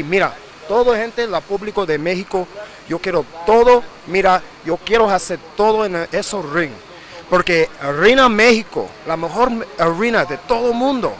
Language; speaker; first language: Spanish; early bilingual, heritage; English